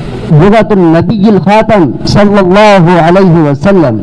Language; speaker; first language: Arabic; non-native, fluent; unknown